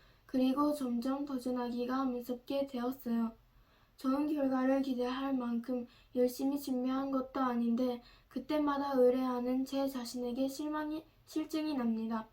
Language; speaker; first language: Korean; early bilingual, heritage; Korean